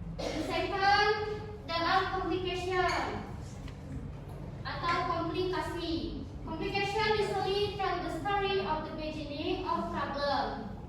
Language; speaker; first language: English; non-native, learner; Indonesian